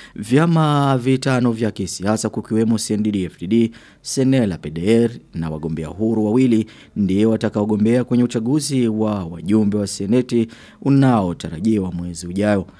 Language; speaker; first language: Swahili; non-native, local second language; Rundi